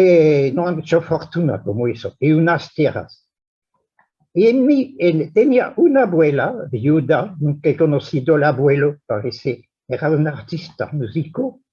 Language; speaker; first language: Spanish; non-native, fluent; French